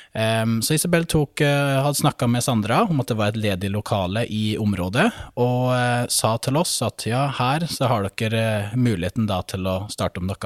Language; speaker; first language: Norwegian; native; Norwegian